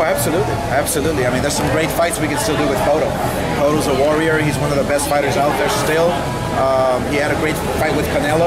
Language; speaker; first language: English; early bilingual, other home language; Spanish